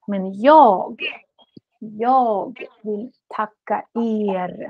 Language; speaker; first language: Swedish; non-native, fluent; Russian